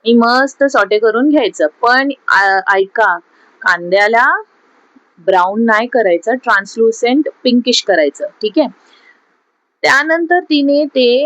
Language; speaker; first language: Marathi; non-native, local second language; Urdu